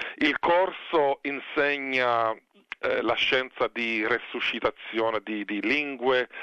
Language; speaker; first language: Italian; non-native, fluent; Hebrew